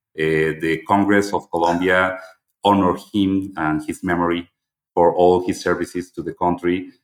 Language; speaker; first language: English; non-native, fluent; Spanish